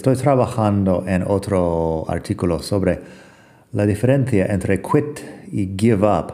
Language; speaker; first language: Spanish; non-native, fluent; English